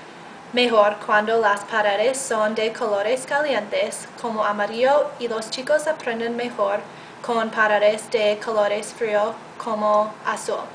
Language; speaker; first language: Spanish; non-native, learner; English